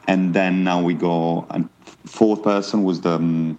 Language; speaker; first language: English; non-native, fluent; Italian